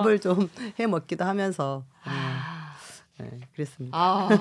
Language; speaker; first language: Korean; native; Korean